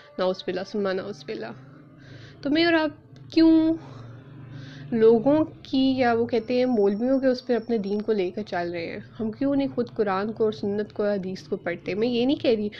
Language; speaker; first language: Urdu; native; Urdu